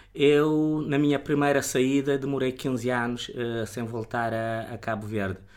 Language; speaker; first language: Portuguese; non-native, local second language; Kabuverdianu